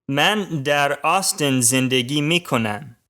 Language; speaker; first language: Persian; non-native, learner; English